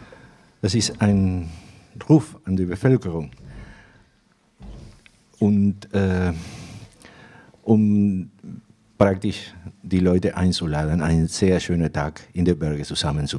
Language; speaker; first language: German; non-native, fluent; Spanish